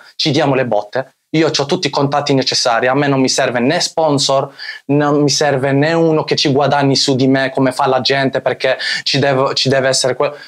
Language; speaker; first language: Italian; early bilingual, other home language; Arabic